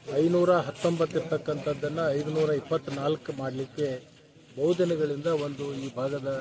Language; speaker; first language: Kannada; native; Kannada